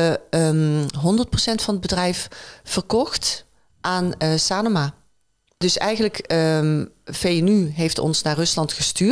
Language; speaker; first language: Dutch; native; Dutch